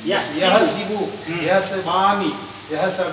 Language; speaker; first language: Arabic; non-native, learner; Urdu